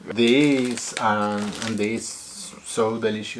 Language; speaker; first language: English; non-native, learner; Spanish